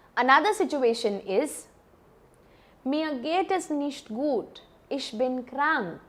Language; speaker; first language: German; non-native, fluent; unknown